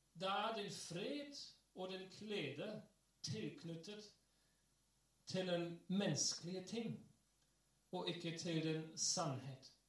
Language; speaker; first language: Norwegian; non-native, fluent; English